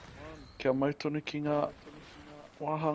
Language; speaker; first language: Māori; non-native, local second language; English